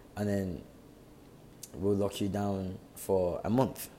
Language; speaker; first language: English; native; English